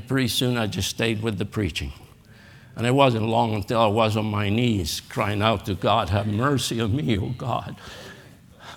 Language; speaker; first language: English; non-native, fluent; Spanish